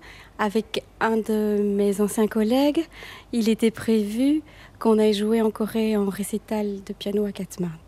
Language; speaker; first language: French; native; French